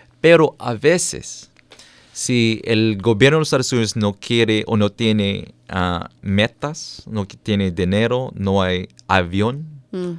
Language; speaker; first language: Spanish; non-native, fluent; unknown